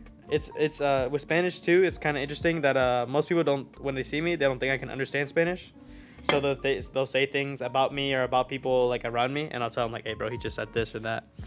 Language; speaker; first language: English; early bilingual, other home language; Spanish